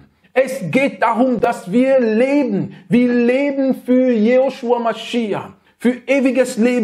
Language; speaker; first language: German; non-native, learner; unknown